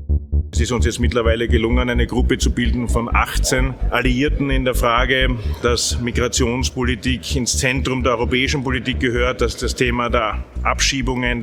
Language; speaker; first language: German; native; German